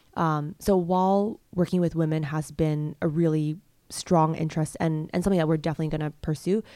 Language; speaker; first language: English; non-native, local second language; Cantonese